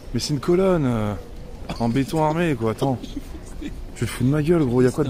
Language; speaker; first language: French; native; French